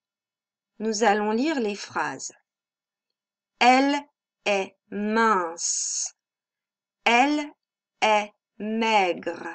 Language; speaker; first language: French; native; French